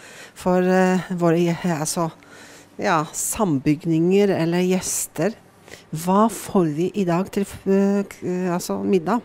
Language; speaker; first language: Norwegian; native; Norwegian